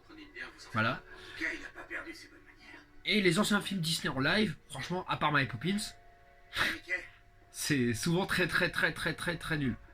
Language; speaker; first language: French; native; French